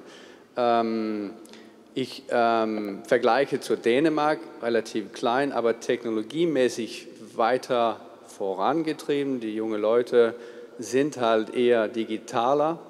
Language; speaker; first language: German; non-native, fluent; Danish